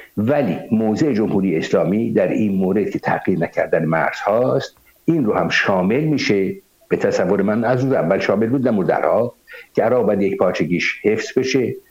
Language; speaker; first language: Persian; native; Persian